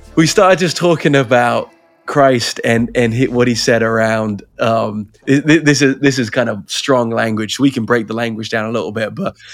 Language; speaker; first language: English; native; English